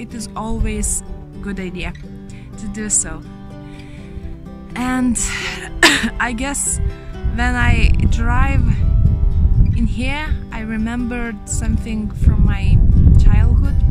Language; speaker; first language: English; non-native, learner; Lithuanian